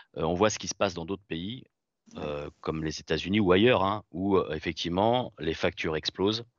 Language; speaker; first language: French; native; French